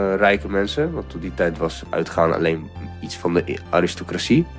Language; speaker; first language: Dutch; early bilingual, other home language; Bulgarian